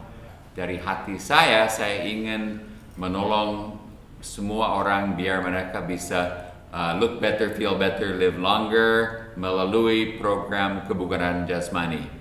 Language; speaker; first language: Indonesian; non-native, fluent; English